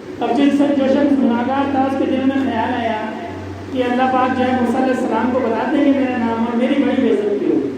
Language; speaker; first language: Urdu; non-native, local second language; Punjabi